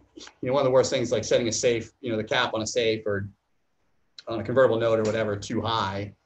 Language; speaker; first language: English; native; English